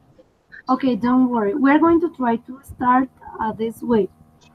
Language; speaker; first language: English; non-native, fluent; Spanish